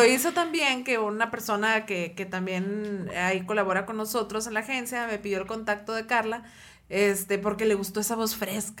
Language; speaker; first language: Spanish; native; Spanish